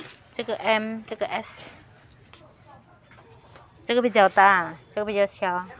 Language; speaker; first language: Chinese; non-native, learner; Indonesian